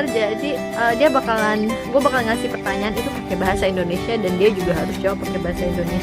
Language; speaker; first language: Indonesian; non-native, local second language; Minangkabau